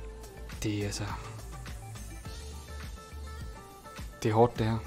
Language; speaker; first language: Danish; native; Danish